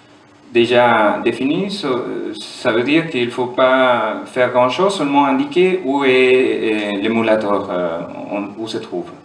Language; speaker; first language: French; non-native, fluent; German